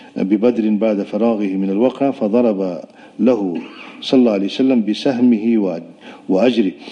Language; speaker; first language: Arabic; non-native, local second language; Pashto